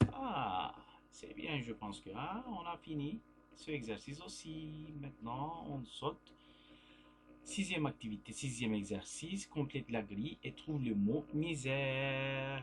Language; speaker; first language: French; non-native, fluent; Turkish